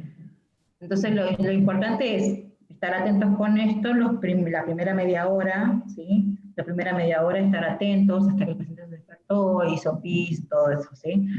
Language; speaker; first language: Spanish; native; Spanish